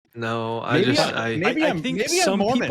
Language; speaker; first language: English; native; English